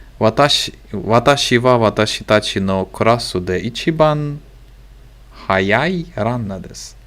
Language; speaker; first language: Japanese; non-native, learner; English